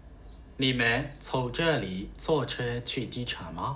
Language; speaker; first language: Chinese; non-native, fluent; Burmese